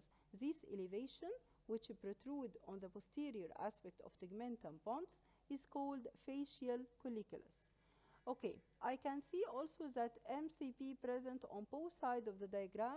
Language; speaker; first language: English; non-native, local second language; Arabic